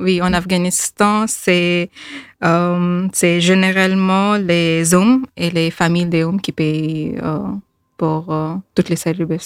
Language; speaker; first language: French; non-native, fluent; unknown